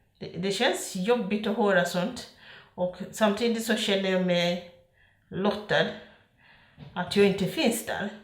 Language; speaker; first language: Swedish; non-native, fluent; Ganda